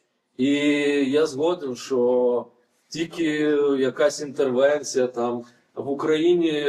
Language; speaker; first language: Ukrainian; non-native, fluent; Lithuanian